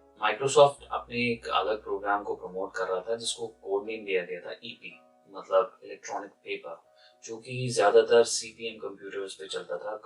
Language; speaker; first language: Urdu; non-native, local second language; Kashmiri